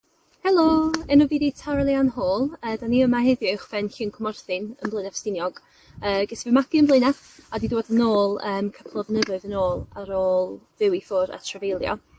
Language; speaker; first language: Welsh; native; Welsh